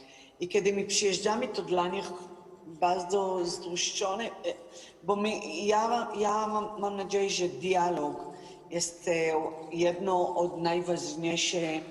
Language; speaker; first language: Polish; non-native, learner; Hebrew